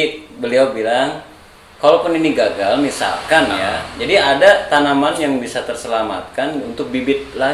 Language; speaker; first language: Indonesian; native; Indonesian